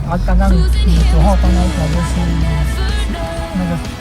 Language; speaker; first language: Chinese; native; Chinese